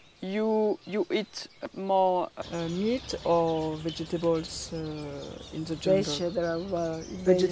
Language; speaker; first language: English; non-native, learner; French